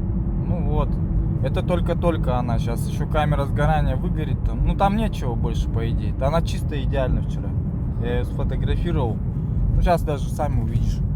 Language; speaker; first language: Russian; native; Russian